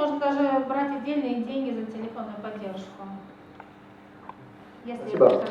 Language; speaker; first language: Russian; native; Russian